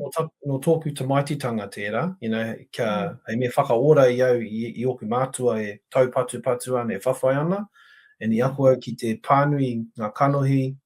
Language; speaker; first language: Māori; non-native, local second language; English